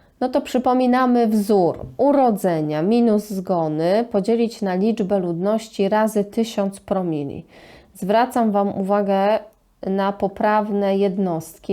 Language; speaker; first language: Polish; native; Polish